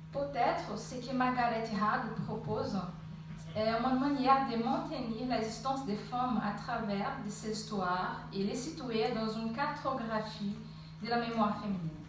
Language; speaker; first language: French; non-native, fluent; Portuguese